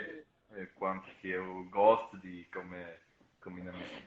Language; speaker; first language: Portuguese; non-native, fluent; Spanish